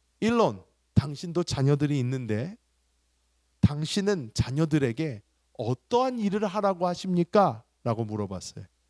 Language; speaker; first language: Korean; early bilingual, heritage; Korean